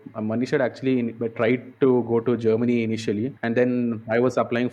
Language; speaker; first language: English; non-native, local second language; Kannada